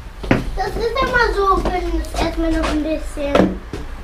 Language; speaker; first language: German; native; German